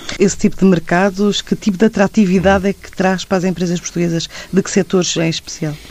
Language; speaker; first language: Portuguese; native; Portuguese